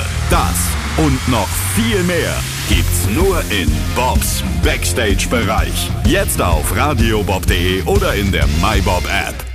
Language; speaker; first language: German; native; German